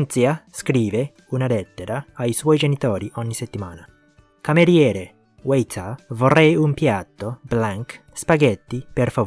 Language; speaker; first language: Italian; non-native, learner; Japanese